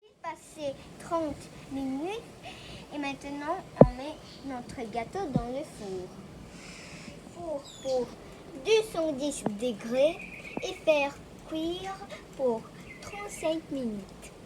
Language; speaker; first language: French; non-native, learner; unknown